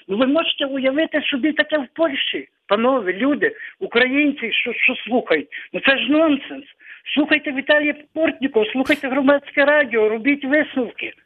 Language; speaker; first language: Ukrainian; native; Ukrainian